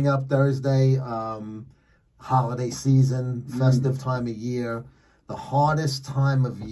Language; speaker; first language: English; native; English